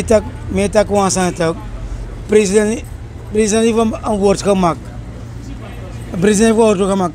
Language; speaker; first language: Dutch; non-native, local second language; Sranan Tongo